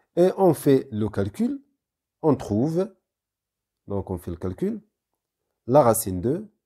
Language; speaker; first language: French; non-native, local second language; Arabic